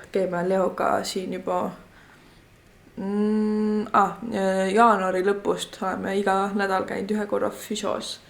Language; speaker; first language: Estonian; native; Estonian